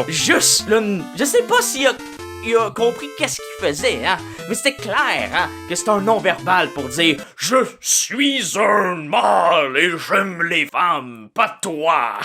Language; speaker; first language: French; native; French